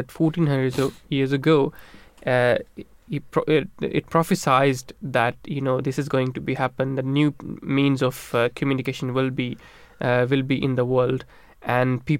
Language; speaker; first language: English; non-native, local second language; Urdu